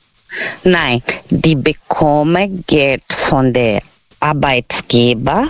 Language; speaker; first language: German; non-native, learner; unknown